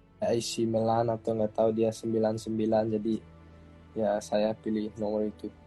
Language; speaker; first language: Indonesian; early bilingual, heritage; English